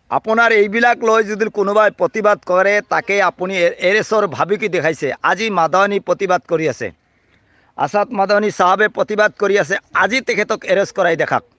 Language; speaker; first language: Assamese; non-native, local second language; Bangla